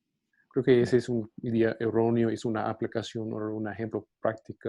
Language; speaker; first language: Spanish; non-native, fluent; English